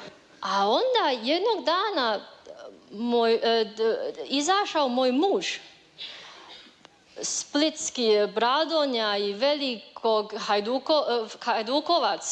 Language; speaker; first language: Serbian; non-native, learner; Chinese